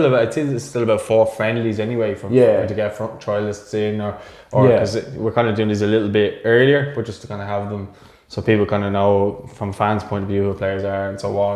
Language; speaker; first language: English; native; English